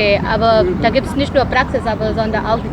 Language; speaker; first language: German; non-native, fluent; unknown